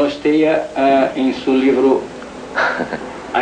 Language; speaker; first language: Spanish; non-native, learner; Portuguese